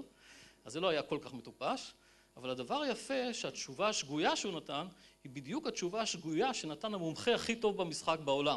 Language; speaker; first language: Hebrew; native; Hebrew